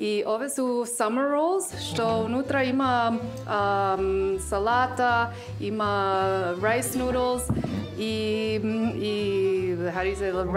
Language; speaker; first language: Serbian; non-native, learner; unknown